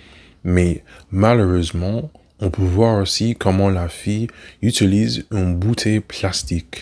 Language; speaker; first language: French; non-native, learner; English